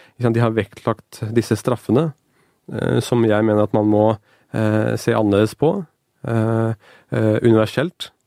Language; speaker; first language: Norwegian; early bilingual, other home language; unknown